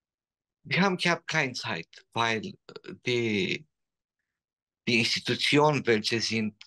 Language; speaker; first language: German; non-native, learner; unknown